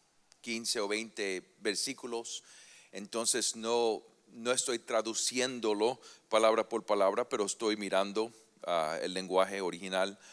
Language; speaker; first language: Spanish; early bilingual, heritage; Spanish